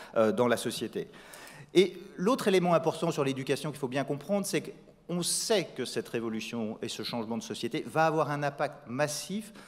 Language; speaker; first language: French; native; French